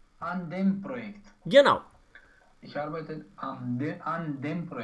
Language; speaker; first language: German; non-native, learner; Romanian